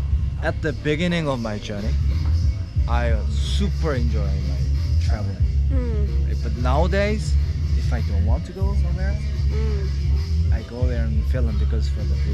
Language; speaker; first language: English; non-native, learner; Korean